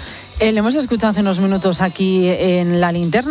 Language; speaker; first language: Spanish; native; Spanish